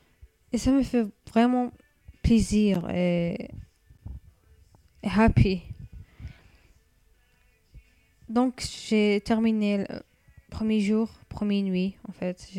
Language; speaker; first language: French; non-native, learner; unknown